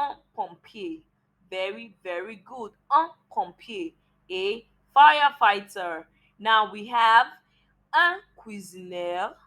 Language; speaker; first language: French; non-native, learner; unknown